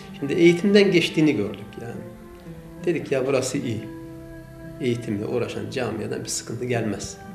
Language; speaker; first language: Turkish; native; Turkish